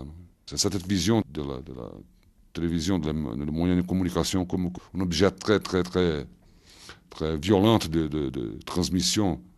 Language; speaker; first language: French; non-native, fluent; Portuguese